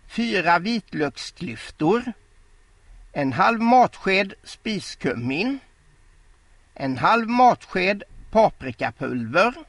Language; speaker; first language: Swedish; native; Swedish